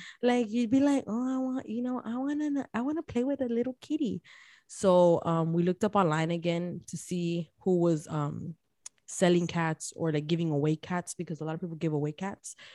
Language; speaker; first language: English; early bilingual, other home language; Spanish